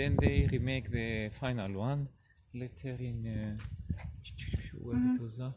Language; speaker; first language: English; non-native, local second language; Greek